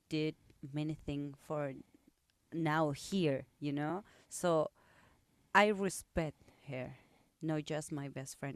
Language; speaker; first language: English; non-native, learner; Spanish